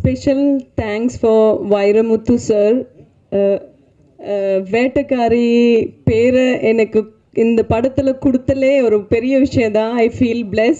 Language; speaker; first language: Tamil; non-native, fluent; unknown